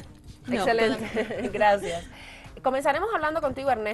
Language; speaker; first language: Spanish; native; Spanish